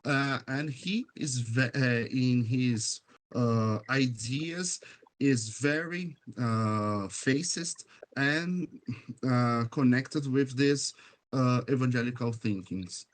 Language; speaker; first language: English; non-native, fluent; Portuguese